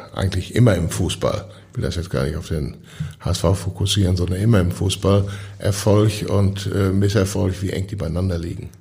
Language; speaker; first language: German; native; German